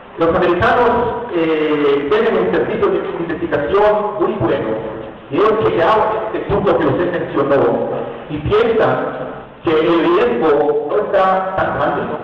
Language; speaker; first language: Spanish; non-native, fluent; Hebrew